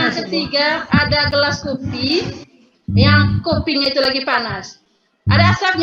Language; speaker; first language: Indonesian; native; Indonesian